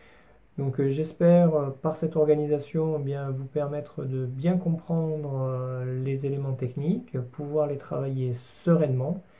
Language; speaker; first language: French; native; French